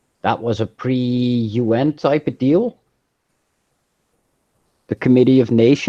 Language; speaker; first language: English; native; English